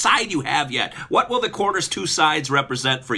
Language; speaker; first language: English; native; English